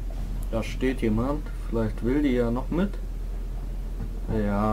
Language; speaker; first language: German; native; German